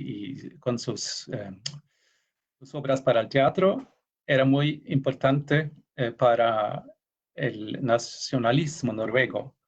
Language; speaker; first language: Spanish; non-native, fluent; Norwegian